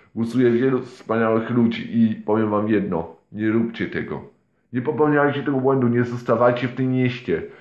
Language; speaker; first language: Polish; non-native, fluent; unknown